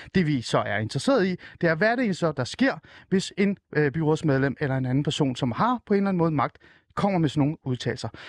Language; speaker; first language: Danish; early bilingual, other home language; Persian